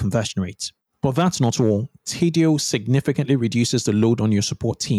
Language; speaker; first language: English; non-native, local second language; Yoruba